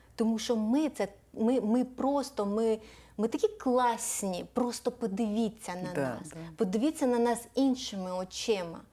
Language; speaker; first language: Ukrainian; native; Ukrainian